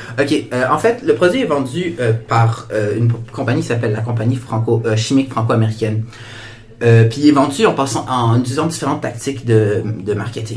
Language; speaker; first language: French; native; French